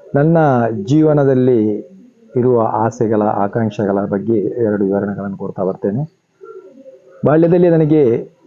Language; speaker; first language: Kannada; non-native, local second language; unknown